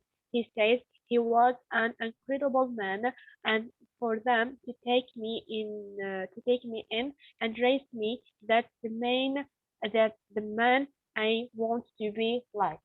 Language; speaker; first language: English; non-native, learner; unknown